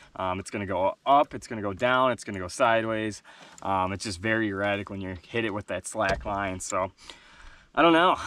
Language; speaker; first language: English; native; English